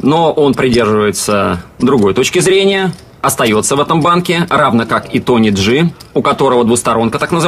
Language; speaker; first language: Russian; native; Russian